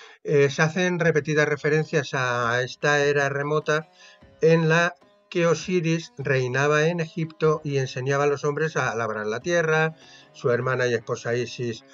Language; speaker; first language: Spanish; native; Spanish